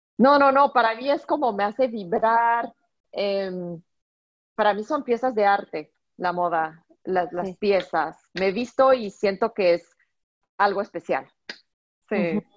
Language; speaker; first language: Spanish; non-native, fluent; French